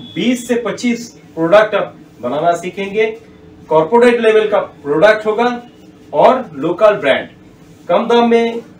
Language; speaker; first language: Hindi; non-native, local second language; Bangla